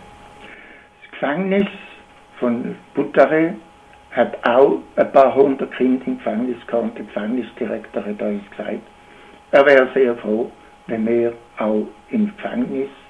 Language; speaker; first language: German; native; German